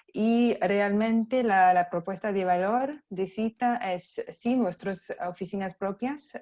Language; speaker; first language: Spanish; non-native, fluent; French